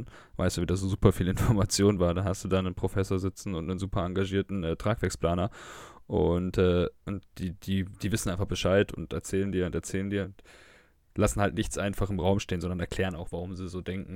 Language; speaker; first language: German; native; German